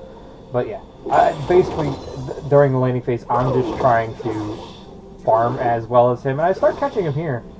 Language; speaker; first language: English; native; English